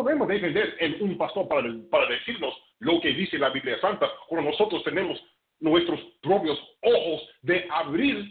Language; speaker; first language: Spanish; non-native, fluent; English